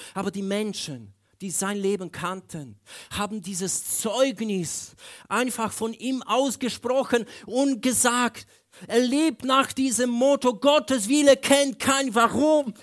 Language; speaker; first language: German; non-native, fluent; Polish